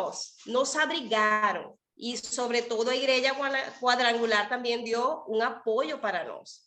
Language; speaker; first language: Portuguese; non-native, learner; Spanish